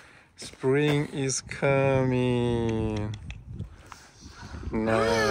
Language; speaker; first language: English; non-native, learner; Russian